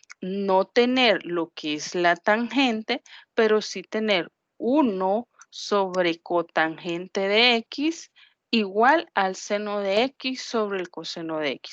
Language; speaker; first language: Spanish; native; Spanish